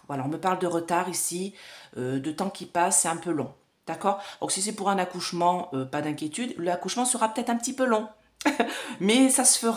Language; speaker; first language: French; native; French